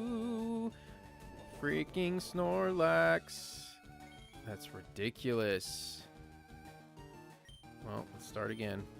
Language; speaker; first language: English; native; English